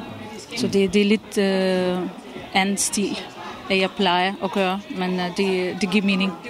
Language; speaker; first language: Danish; non-native, fluent; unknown